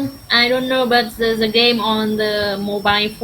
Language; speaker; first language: English; non-native, learner; Vietnamese